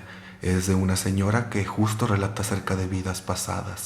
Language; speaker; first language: Spanish; native; Spanish